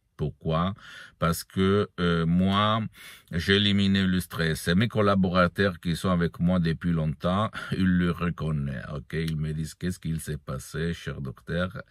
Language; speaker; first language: French; non-native, fluent; Italian